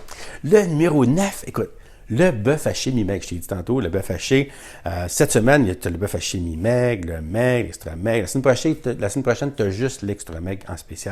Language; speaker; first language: French; native; French